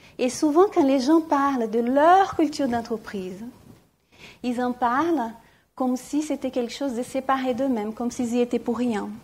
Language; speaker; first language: French; non-native, fluent; Portuguese